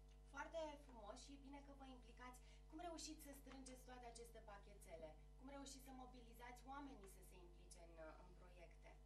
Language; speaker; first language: Romanian; native; Romanian